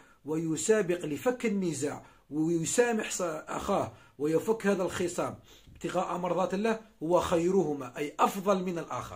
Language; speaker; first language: Arabic; native; Arabic